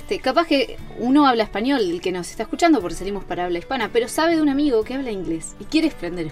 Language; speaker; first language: Spanish; native; Spanish